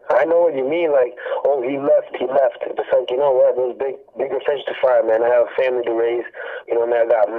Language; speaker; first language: English; native; English